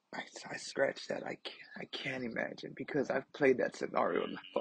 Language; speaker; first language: English; native; English